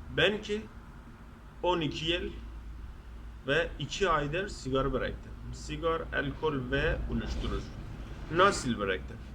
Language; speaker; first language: Turkish; non-native, learner; Persian